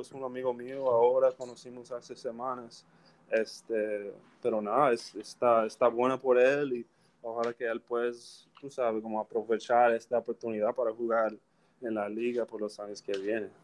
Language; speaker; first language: Spanish; early bilingual, heritage; English